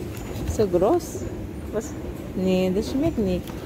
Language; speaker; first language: German; non-native, learner; Filipino